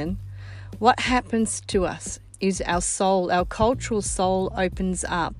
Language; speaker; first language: English; non-native, local second language; Sicilian